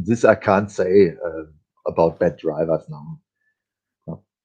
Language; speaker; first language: English; non-native, fluent; German